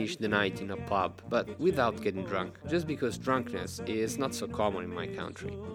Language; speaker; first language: English; non-native, fluent; Italian